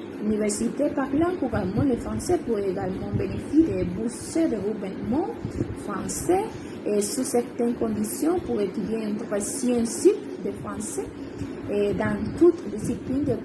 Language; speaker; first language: French; non-native, learner; Spanish